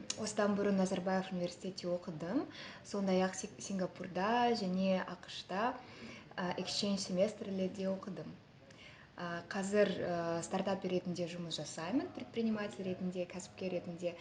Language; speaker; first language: Kazakh; non-native, local second language; Russian